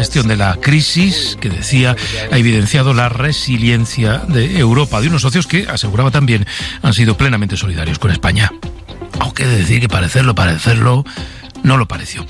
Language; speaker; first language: Spanish; native; Spanish